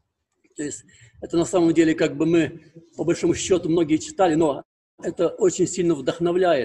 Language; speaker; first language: Russian; native; Russian